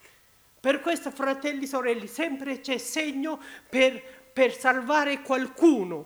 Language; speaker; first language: Italian; non-native, learner; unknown